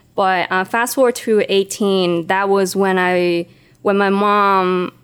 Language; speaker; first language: English; non-native, local second language; Cantonese